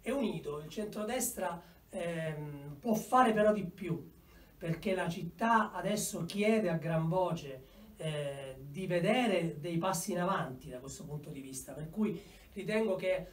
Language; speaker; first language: Italian; native; Italian